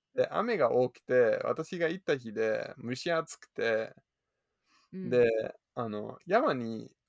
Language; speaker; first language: Japanese; non-native, fluent; German